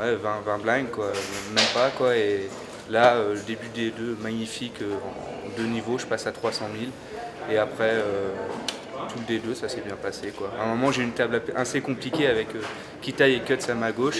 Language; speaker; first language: French; native; French